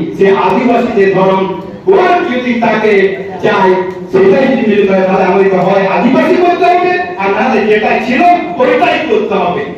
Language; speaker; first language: Bangla; non-native, local second language; Santali